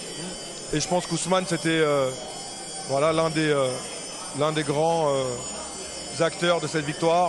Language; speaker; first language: French; native; French